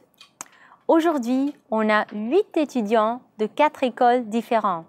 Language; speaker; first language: French; non-native, learner; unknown